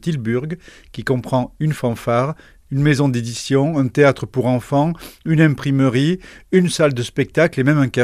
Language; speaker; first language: French; native; French